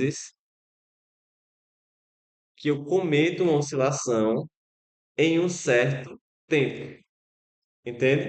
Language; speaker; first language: Portuguese; native; Portuguese